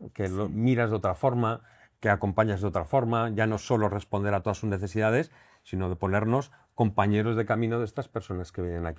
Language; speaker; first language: Spanish; native; Spanish